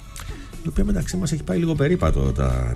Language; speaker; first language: Greek; native; Greek